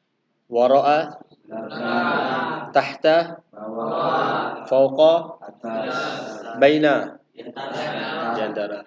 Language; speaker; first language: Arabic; non-native, fluent; Indonesian